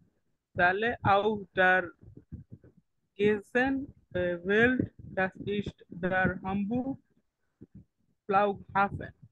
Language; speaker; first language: German; non-native, learner; Bangla